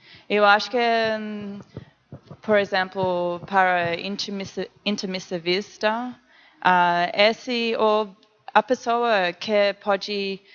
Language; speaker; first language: Portuguese; non-native, learner; English